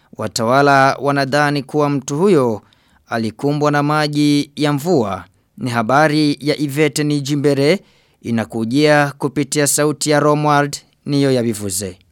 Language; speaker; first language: Swahili; non-native, local second language; Rundi